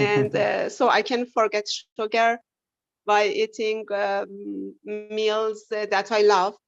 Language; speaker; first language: English; non-native, learner; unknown